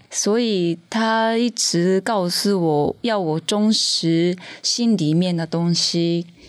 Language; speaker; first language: Chinese; non-native, fluent; Japanese